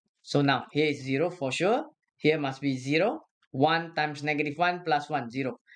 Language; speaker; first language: English; non-native, local second language; Malay